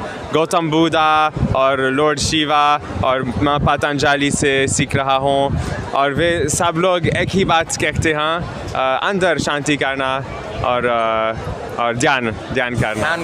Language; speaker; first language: Hindi; non-native, learner; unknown